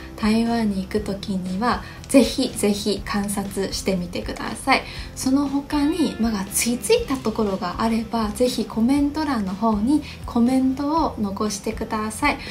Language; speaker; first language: Japanese; non-native, fluent; Chinese